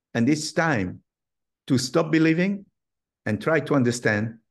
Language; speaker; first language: English; non-native, fluent; Arabic